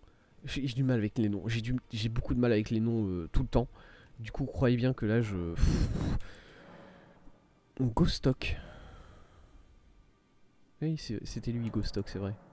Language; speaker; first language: French; native; French